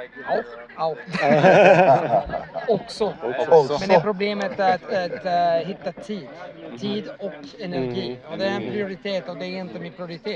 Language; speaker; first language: Swedish; non-native, learner; Italian